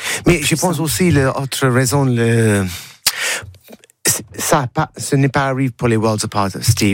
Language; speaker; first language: French; non-native, learner; English